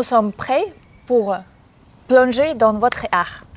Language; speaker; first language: French; non-native, learner; Russian